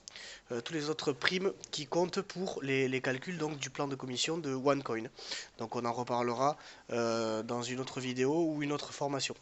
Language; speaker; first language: French; native; French